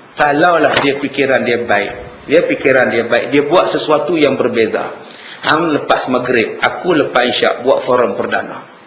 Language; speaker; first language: Malay; native; Malay